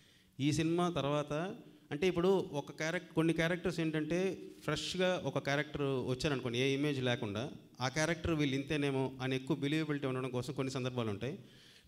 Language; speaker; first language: Telugu; native; Telugu